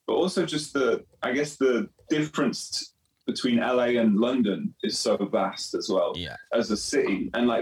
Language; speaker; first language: English; native; English